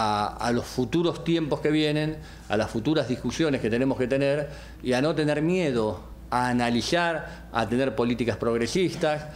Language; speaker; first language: Spanish; native; Spanish